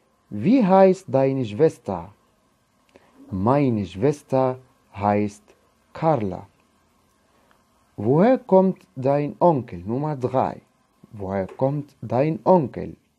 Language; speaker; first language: German; non-native, fluent; Arabic